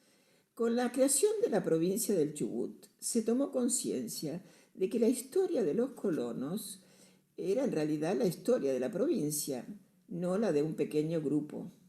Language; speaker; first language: Spanish; native; Spanish